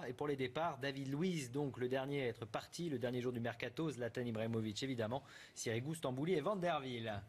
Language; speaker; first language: French; native; French